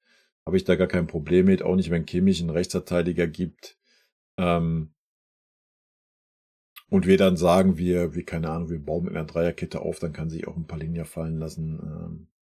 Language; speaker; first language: German; native; German